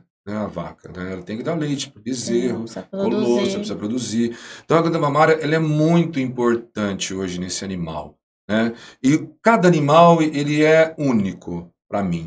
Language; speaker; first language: Portuguese; native; Portuguese